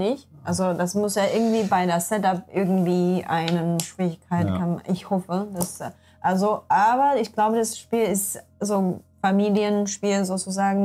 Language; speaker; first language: German; non-native, learner; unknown